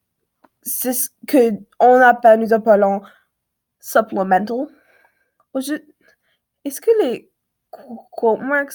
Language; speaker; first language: French; non-native, learner; English